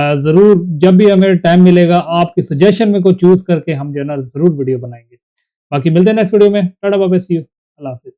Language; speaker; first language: Urdu; non-native, local second language; Punjabi